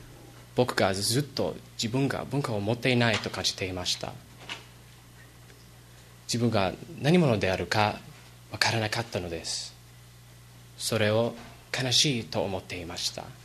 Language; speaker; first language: Japanese; non-native, learner; English